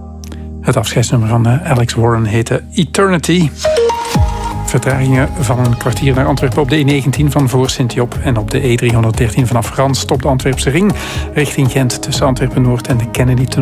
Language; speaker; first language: Dutch; native; Dutch